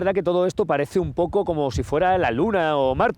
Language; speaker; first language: Spanish; native; Spanish